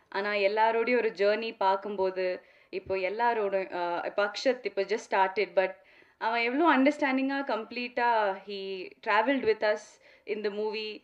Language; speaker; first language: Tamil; non-native, local second language; Malayalam